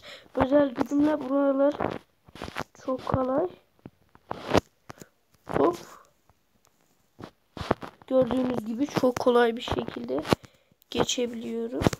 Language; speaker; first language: Turkish; native; Turkish